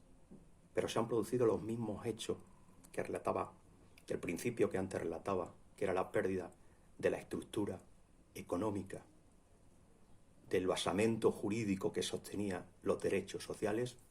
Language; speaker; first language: Spanish; native; Spanish